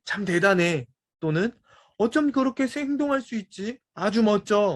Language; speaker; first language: Korean; native; Korean